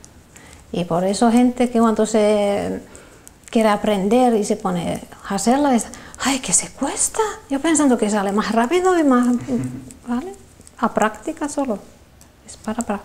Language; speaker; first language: Spanish; non-native, learner; Finnish